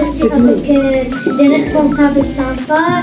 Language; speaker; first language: French; non-native, learner; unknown